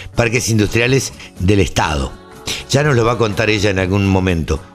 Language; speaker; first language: Spanish; native; Spanish